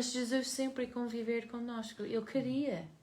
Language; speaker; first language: Portuguese; non-native, learner; English